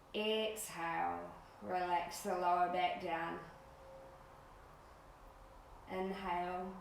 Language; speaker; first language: English; native; English